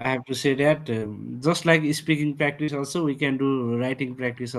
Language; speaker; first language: English; non-native, fluent; Nepali